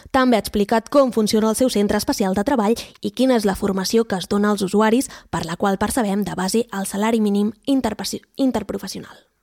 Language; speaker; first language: Catalan; native; Catalan